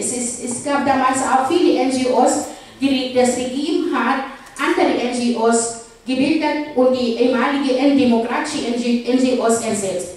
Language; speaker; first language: German; non-native, fluent; Arabic